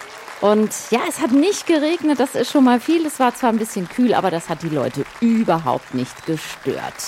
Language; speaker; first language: German; native; German